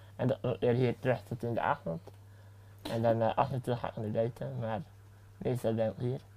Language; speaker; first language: Dutch; early bilingual, other home language; Arabic